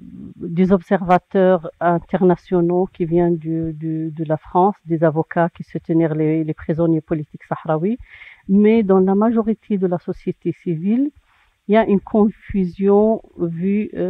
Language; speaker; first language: French; non-native, local second language; Arabic